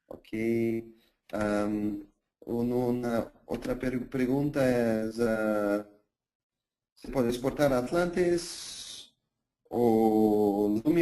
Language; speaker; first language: Spanish; non-native, fluent; Portuguese